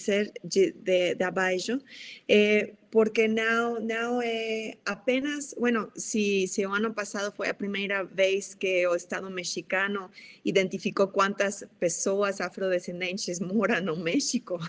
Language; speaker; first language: Portuguese; non-native, fluent; Spanish